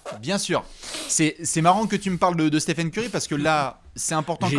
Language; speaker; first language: French; native; French